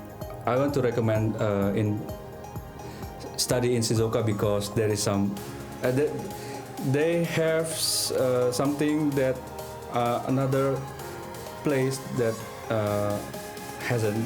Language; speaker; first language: English; non-native, learner; Indonesian